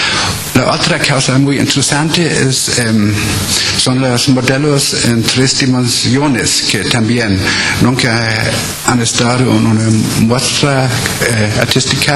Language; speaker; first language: Spanish; non-native, learner; German